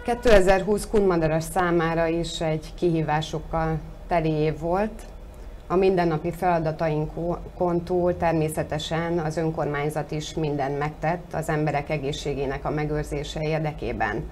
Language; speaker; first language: Hungarian; native; Hungarian